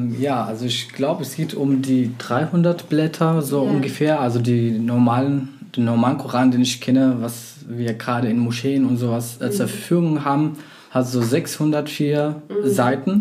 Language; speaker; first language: German; non-native, fluent; Arabic